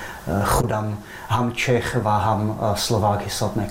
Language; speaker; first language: Persian; non-native, fluent; Czech